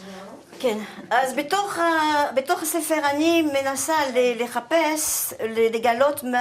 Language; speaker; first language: Hebrew; non-native, fluent; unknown